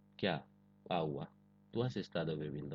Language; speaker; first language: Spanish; non-native, fluent; Urdu